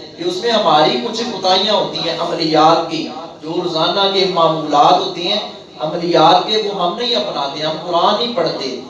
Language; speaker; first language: Urdu; non-native, local second language; Punjabi